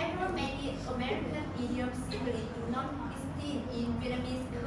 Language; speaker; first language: English; non-native, learner; Vietnamese